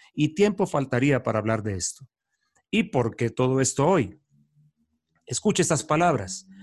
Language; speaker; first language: Spanish; native; Spanish